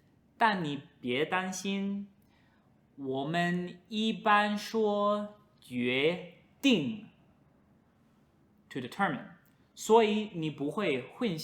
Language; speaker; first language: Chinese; non-native, fluent; English